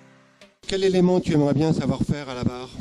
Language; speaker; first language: French; native; French